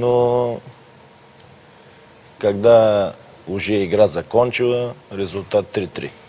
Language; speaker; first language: Russian; non-native, learner; Bulgarian